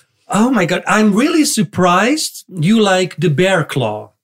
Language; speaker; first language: English; non-native, fluent; Dutch